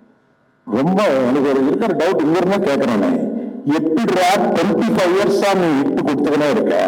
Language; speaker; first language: Tamil; non-native, local second language; Telugu